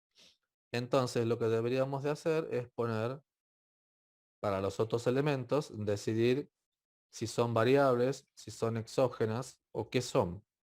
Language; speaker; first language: Spanish; native; Spanish